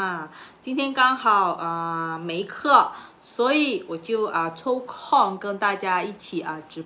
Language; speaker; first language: Chinese; non-native, local second language; Malay